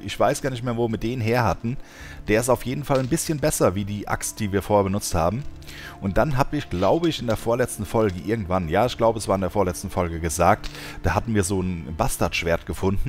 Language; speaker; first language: German; native; German